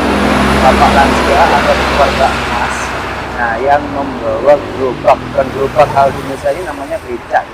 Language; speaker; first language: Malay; non-native, local second language; Javanese